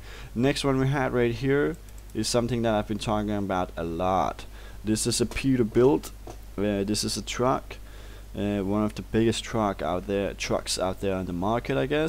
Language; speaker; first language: English; non-native, fluent; Danish